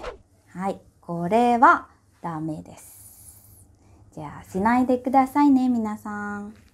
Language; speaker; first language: Japanese; non-native, fluent; Indonesian